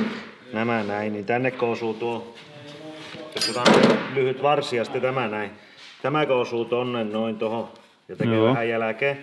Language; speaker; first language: Finnish; native; Finnish